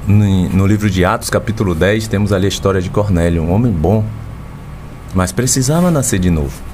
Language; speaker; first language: Portuguese; native; Portuguese